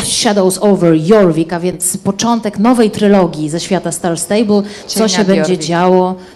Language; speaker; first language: Polish; native; Polish